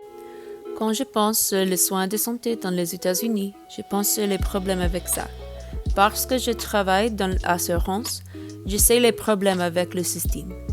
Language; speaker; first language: French; non-native, learner; English